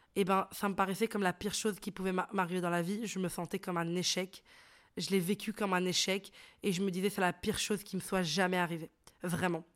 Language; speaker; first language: French; early bilingual, other home language; Arabic